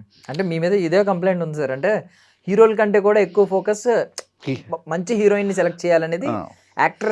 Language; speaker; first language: Telugu; native; Telugu